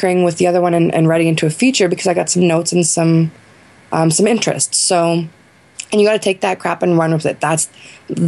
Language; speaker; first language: English; native; English